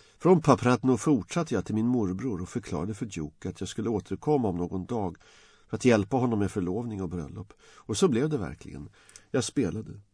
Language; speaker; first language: Swedish; non-native, fluent; Bosnian